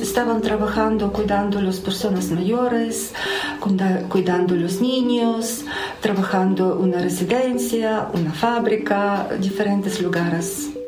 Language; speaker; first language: Spanish; non-native, learner; Ukrainian